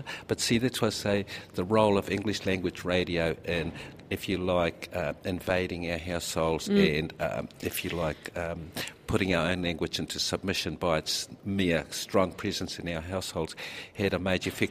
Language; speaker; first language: English; native; English